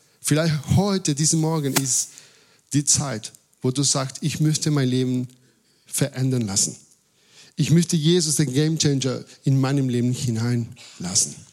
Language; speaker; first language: German; non-native, fluent; Spanish